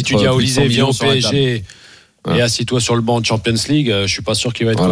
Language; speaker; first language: French; native; French